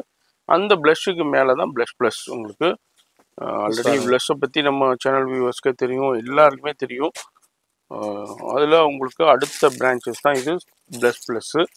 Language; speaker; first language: Tamil; native; Tamil